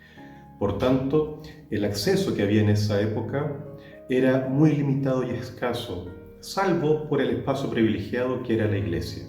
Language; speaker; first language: Spanish; native; Spanish